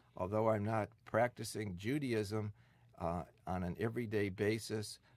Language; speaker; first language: English; native; English